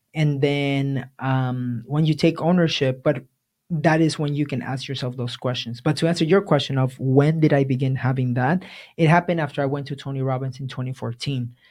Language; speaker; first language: English; early bilingual, other home language; Spanish